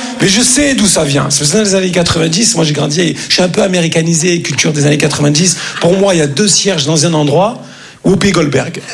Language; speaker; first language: French; early bilingual, other home language; Arabic